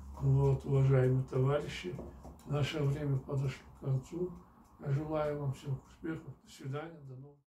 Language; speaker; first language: Russian; non-native, local second language; Kyrgyz